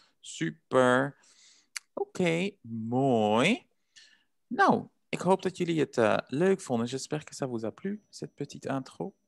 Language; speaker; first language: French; non-native, fluent; Dutch